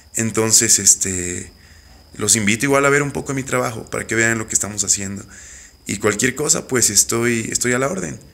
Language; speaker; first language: Spanish; native; Spanish